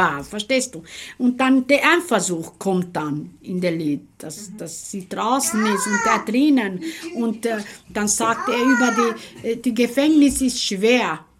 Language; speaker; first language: German; non-native, local second language; Romany